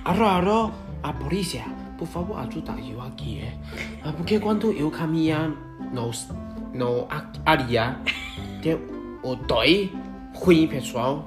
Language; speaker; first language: Portuguese; non-native, learner; Chinese